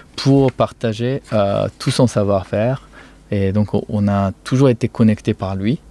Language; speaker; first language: French; non-native, fluent; Japanese